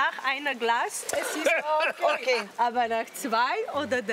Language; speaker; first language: German; non-native, fluent; Slovenian